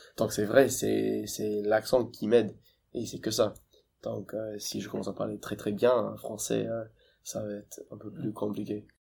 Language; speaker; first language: French; non-native, fluent; English